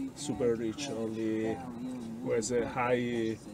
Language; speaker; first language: English; non-native, learner; Italian